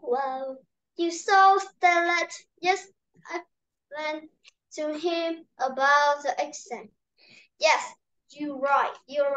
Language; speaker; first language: English; non-native, learner; Vietnamese